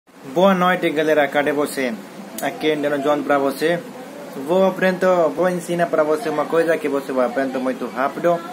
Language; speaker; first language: Portuguese; non-native, learner; Hindi